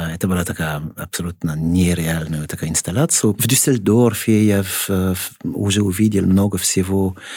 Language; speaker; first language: Russian; non-native, fluent; French